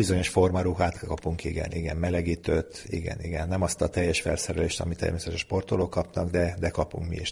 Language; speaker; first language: Hungarian; native; Hungarian